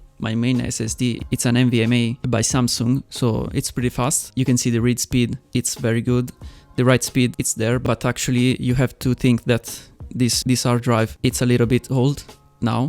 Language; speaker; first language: English; non-native, fluent; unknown